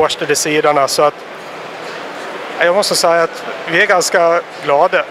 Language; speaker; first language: Swedish; native; Swedish